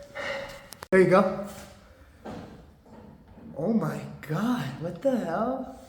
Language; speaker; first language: English; native; English